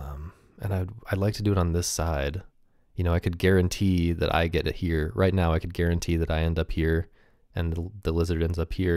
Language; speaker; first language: English; native; English